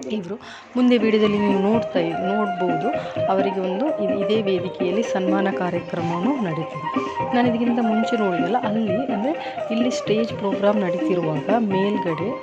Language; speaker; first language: Kannada; non-native, local second language; Tulu